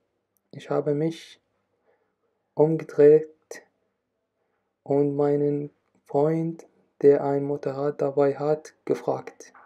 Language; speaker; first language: German; non-native, learner; Arabic